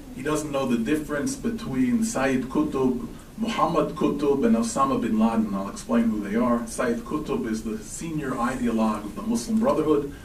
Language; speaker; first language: English; native; English